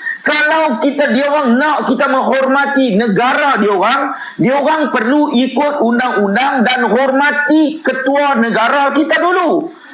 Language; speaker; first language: Malay; native; Malay